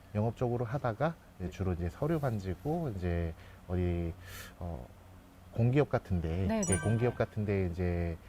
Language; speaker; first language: Korean; native; Korean